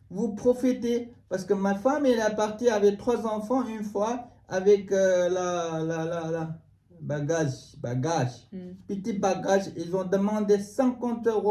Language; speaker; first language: French; non-native, learner; Tibetan